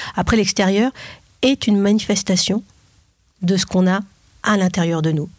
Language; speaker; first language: French; native; French